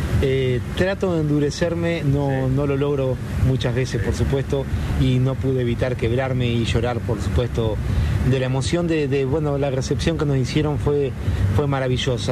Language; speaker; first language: Spanish; native; Spanish